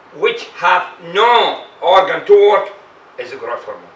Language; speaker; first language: English; non-native, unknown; Arabic